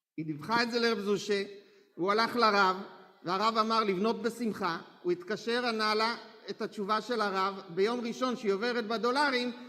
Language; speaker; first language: Hebrew; native; Hebrew